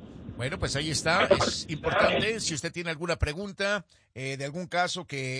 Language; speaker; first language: Spanish; native; Spanish